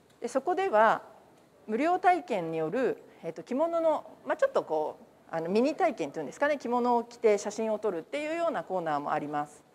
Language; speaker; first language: Japanese; native; Japanese